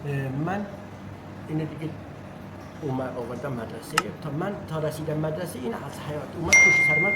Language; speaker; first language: Persian; non-native, local second language; Azerbaijani